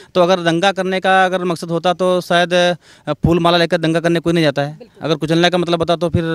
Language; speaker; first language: Hindi; native; Hindi